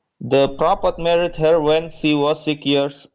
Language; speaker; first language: English; non-native, learner; Indonesian